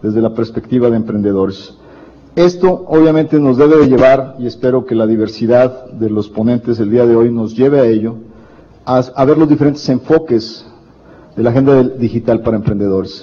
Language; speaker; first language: Spanish; native; Spanish